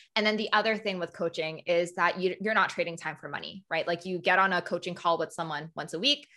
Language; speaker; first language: English; native; English